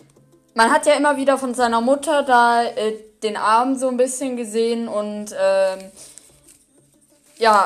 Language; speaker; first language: German; native; German